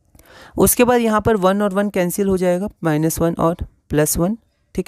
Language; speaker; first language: Hindi; native; Hindi